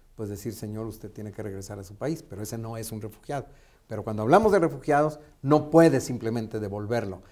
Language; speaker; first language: Spanish; native; Spanish